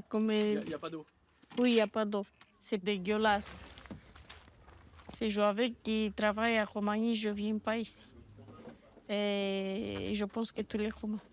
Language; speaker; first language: French; non-native, learner; Romanian